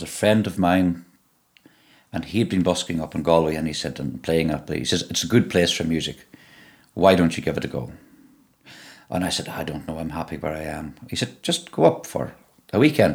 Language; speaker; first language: English; native; English